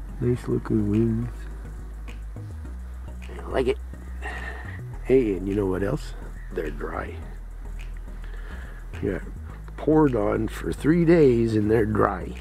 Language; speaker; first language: English; native; English